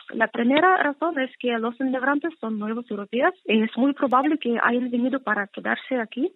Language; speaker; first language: Spanish; non-native, fluent; Russian